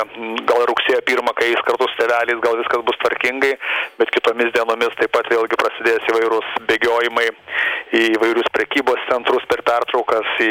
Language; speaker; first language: Lithuanian; native; Lithuanian